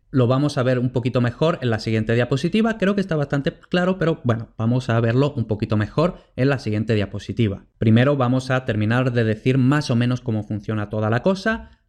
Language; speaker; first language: Spanish; native; Spanish